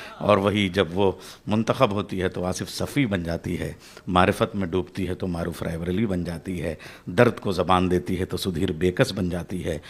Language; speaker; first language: Urdu; native; Urdu